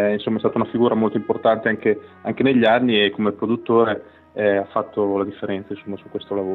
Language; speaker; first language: Italian; native; Italian